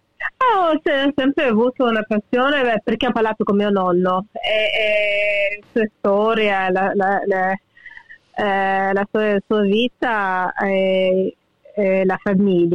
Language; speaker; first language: Italian; early bilingual, heritage; English